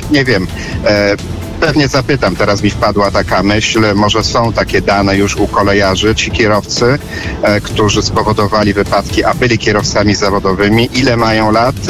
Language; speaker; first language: Polish; native; Polish